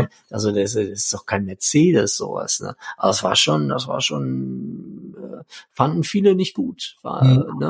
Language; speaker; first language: German; native; German